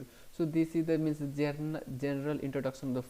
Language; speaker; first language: English; non-native, local second language; Hindi